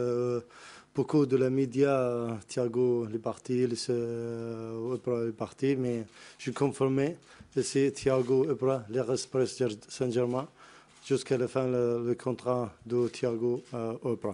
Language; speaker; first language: French; non-native, learner; Arabic